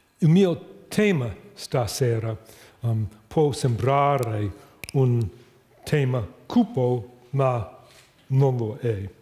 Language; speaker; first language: Italian; non-native, fluent; English